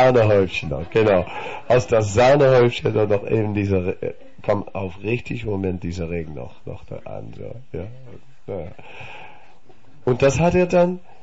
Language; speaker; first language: German; non-native, fluent; Dutch